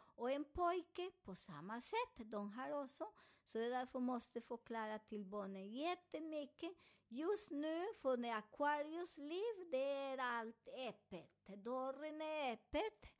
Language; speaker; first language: Swedish; non-native, fluent; Spanish